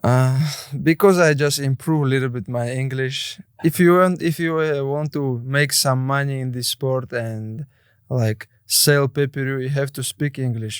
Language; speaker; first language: English; non-native, learner; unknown